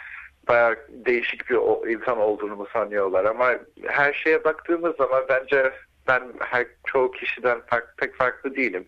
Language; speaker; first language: Turkish; early bilingual, heritage; Turkish